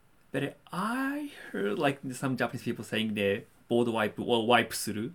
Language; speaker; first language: English; non-native, fluent; Japanese